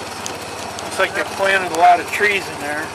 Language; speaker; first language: English; native; English